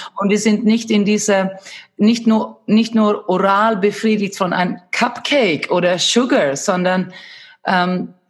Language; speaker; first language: German; non-native, fluent; Swedish